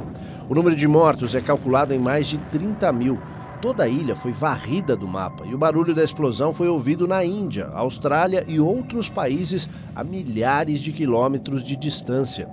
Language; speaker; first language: Portuguese; native; Portuguese